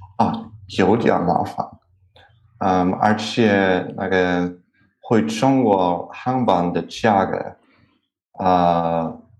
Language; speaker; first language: Chinese; non-native, learner; German